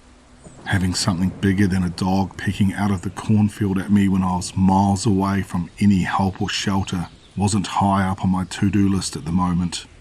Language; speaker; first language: English; native; English